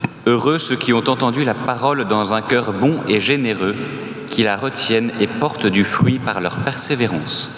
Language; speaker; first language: French; native; French